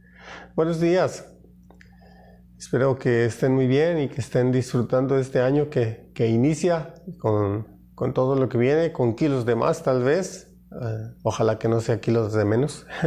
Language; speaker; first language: Spanish; native; Spanish